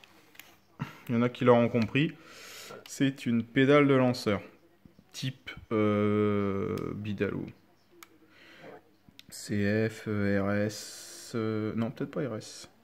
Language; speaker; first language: French; native; French